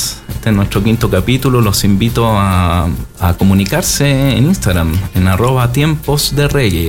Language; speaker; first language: Spanish; native; Spanish